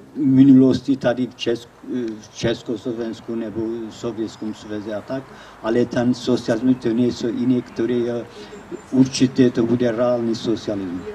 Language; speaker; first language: Czech; non-native, learner; Kurdish